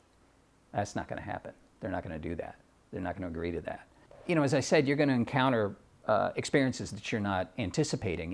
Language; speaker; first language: English; native; English